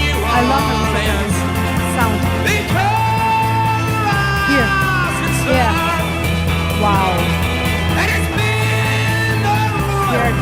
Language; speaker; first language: English; non-native, fluent; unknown